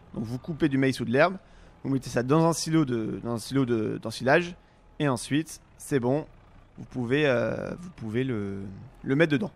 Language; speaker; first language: French; native; French